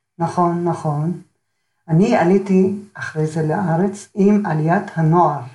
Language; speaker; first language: Hebrew; early bilingual, other home language; Arabic